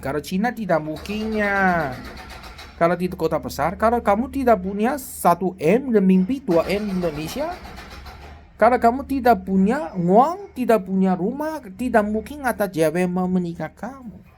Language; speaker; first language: Indonesian; non-native, learner; Chinese